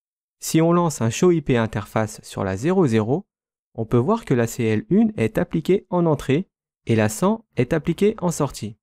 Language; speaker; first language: French; native; French